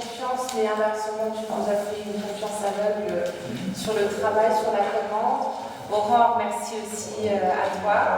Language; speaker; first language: French; native; French